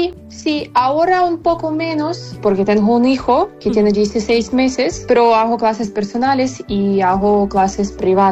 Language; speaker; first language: Spanish; non-native, fluent; Ukrainian